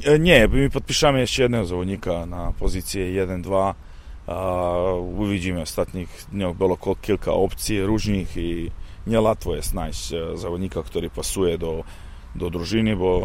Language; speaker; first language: Polish; non-native, fluent; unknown